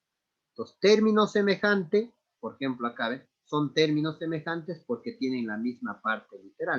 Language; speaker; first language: Spanish; native; Spanish